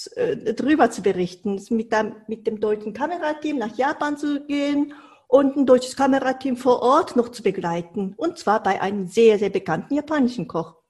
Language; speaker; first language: German; non-native, fluent; Japanese